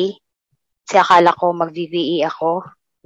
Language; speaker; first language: English; non-native, local second language; Cebuano